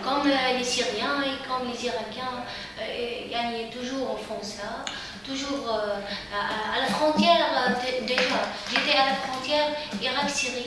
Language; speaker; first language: French; non-native, learner; Arabic